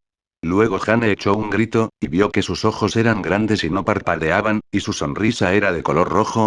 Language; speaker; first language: Spanish; native; Spanish